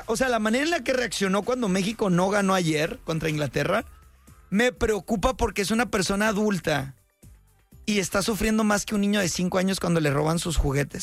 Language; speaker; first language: Spanish; native; Spanish